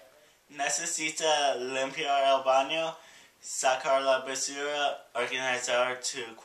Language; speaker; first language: Spanish; non-native, learner; English